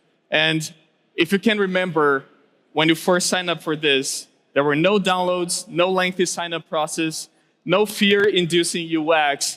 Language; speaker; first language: English; non-native, local second language; Portuguese